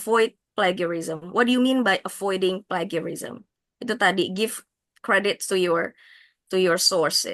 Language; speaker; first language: English; non-native, fluent; Indonesian